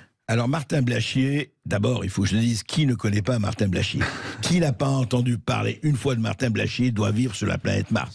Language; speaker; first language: French; native; French